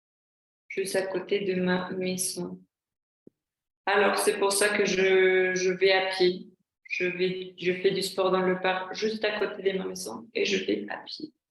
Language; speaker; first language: French; non-native, fluent; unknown